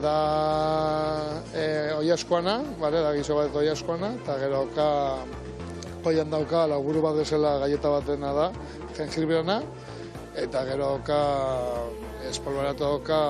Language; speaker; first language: Basque; non-native, local second language; Spanish